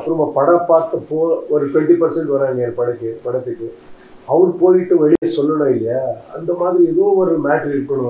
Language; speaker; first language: Tamil; non-native, learner; Kannada